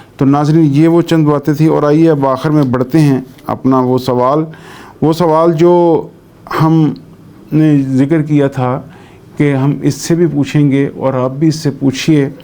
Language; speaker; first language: Urdu; non-native, local second language; Punjabi